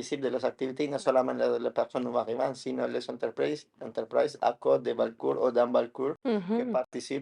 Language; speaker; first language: French; non-native, learner; Spanish